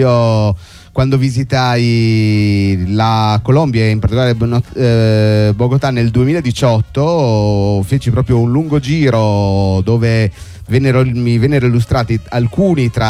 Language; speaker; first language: Italian; native; Italian